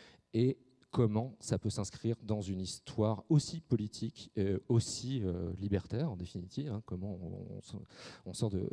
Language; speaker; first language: French; native; French